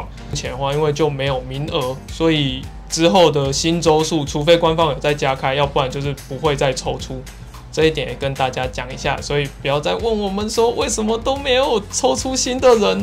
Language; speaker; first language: Chinese; native; Chinese